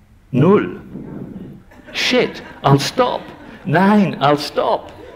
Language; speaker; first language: English; native; English